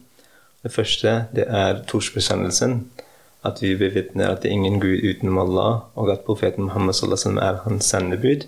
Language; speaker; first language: Norwegian; early bilingual, heritage; Norwegian